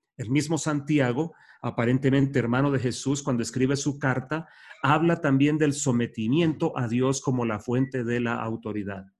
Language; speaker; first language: Spanish; native; Spanish